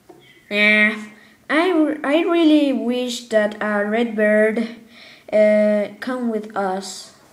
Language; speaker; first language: English; non-native, learner; Spanish